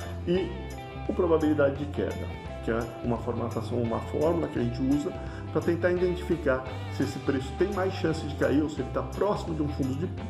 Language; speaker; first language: Portuguese; native; Portuguese